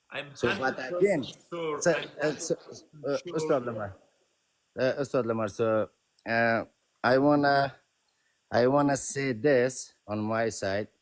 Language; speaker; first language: English; non-native, fluent; Persian